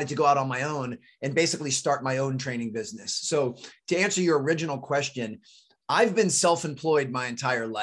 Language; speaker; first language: English; native; English